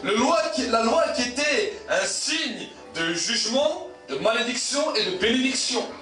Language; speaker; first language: French; native; French